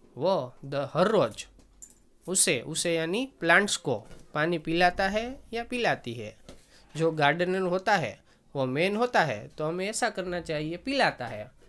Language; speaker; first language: Hindi; non-native, local second language; Gujarati